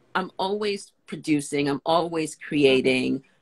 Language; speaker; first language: English; native; English